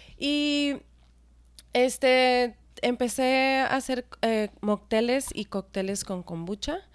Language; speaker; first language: Spanish; native; Spanish